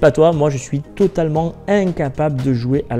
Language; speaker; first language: French; native; French